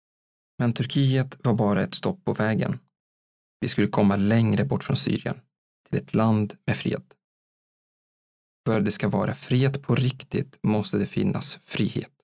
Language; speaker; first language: Swedish; non-native, fluent; Arabic